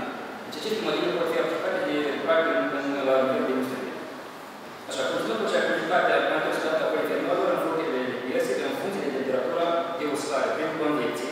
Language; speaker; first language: Romanian; native; Romanian